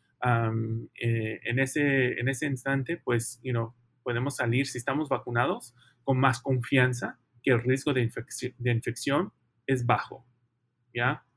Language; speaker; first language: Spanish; early bilingual, heritage; Spanish